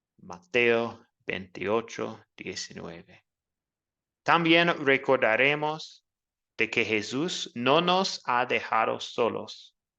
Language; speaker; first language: Spanish; non-native, learner; English